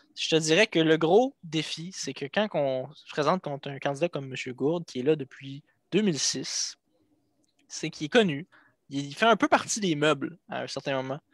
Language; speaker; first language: French; native; French